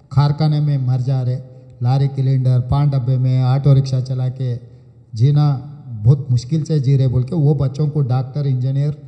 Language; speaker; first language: Hindi; non-native, local second language; Telugu